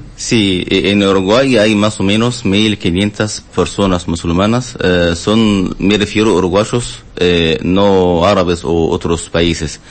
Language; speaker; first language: Spanish; non-native, learner; Arabic